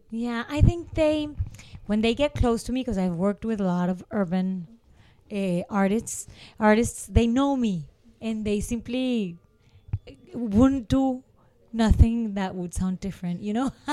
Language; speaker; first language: English; non-native, fluent; Spanish